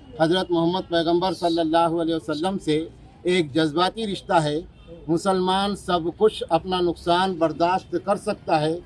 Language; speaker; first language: Urdu; native; Urdu